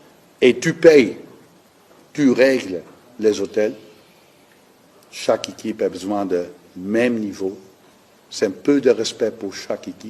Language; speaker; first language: French; non-native, fluent; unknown